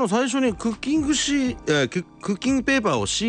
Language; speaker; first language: Japanese; native; Japanese